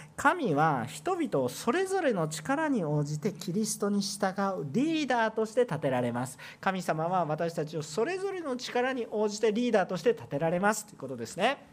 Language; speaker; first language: Japanese; native; Japanese